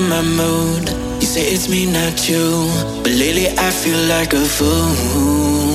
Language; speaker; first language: English; non-native, fluent; German